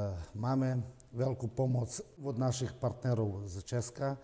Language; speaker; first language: Czech; non-native, fluent; Ukrainian